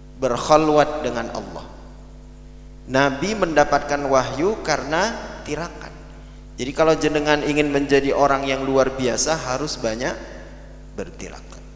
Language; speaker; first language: Indonesian; non-native, local second language; Madurese